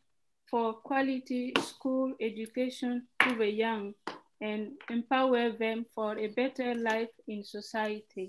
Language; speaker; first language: English; non-native, fluent; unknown